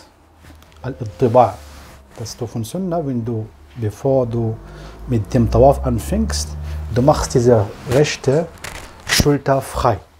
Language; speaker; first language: German; non-native, fluent; Arabic